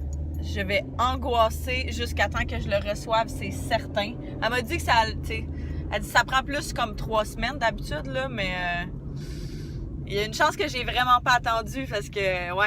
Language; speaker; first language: French; native; French